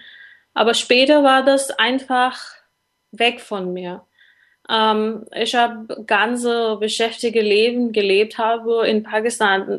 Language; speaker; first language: German; non-native, learner; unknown